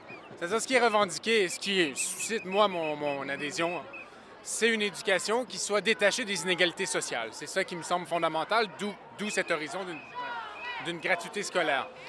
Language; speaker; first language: French; native; French